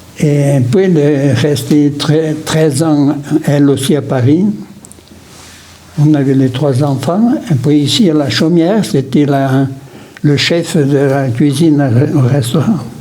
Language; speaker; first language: French; non-native, local second language; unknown